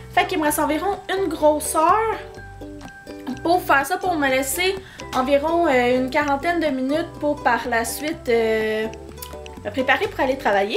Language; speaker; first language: French; native; French